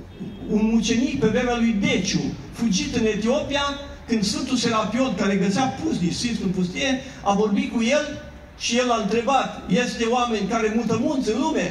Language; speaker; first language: Romanian; native; Romanian